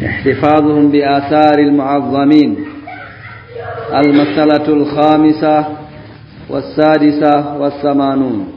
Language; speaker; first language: Arabic; non-native, fluent; Swahili